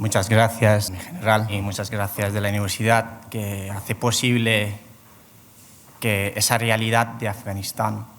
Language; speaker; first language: Spanish; non-native, fluent; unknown